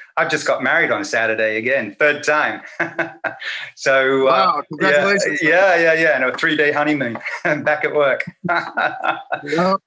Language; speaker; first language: English; native; English